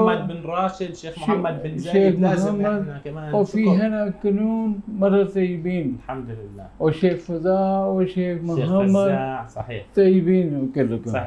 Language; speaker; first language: Arabic; non-native, learner; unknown